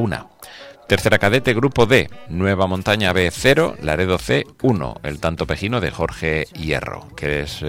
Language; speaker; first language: Spanish; native; Spanish